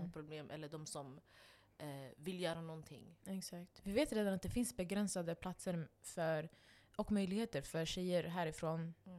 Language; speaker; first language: Swedish; non-native, local second language; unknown